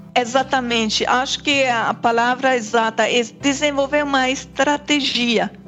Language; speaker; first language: Portuguese; non-native, fluent; English